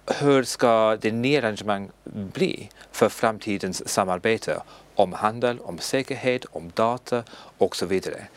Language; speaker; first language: Swedish; non-native, learner; English